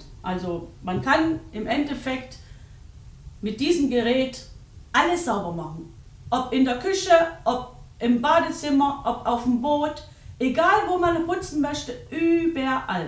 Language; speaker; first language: German; native; German